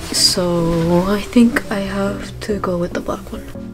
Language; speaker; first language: English; early bilingual, other home language; Japanese